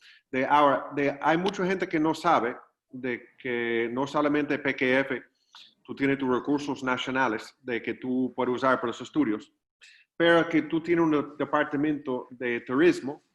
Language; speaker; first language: Spanish; non-native, fluent; English